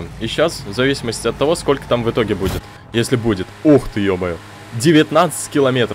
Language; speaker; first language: Russian; native; Russian